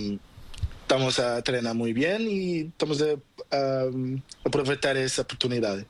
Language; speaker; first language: Spanish; non-native, learner; Portuguese